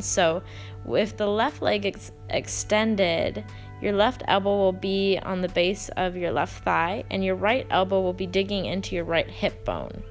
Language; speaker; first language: English; native; English